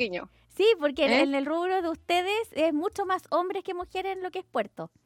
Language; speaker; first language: Spanish; native; Spanish